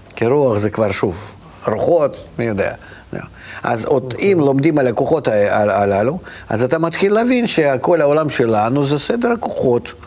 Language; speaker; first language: Hebrew; non-native, fluent; Russian